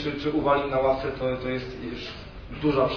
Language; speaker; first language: Polish; native; Polish